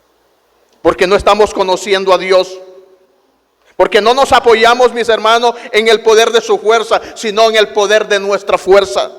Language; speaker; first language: Spanish; native; Spanish